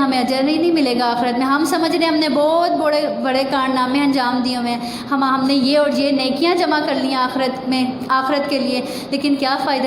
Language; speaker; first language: Urdu; native; Urdu